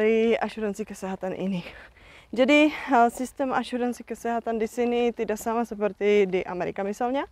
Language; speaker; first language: Indonesian; non-native, fluent; Czech